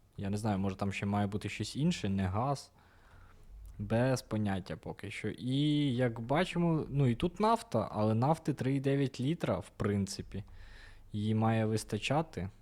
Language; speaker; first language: Ukrainian; non-native, local second language; Russian